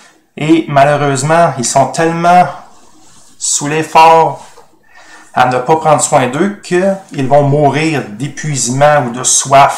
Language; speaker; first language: French; native; French